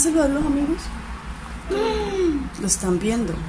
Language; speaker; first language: Spanish; native; Spanish